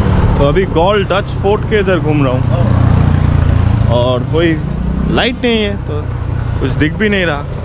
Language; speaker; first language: Hindi; non-native, local second language; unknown